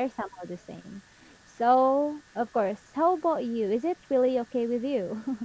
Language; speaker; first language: English; non-native, fluent; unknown